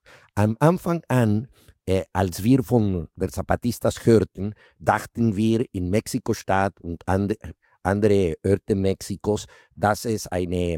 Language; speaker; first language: German; non-native, fluent; Spanish